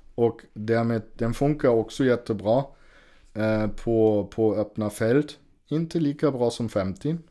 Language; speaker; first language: Swedish; non-native, fluent; German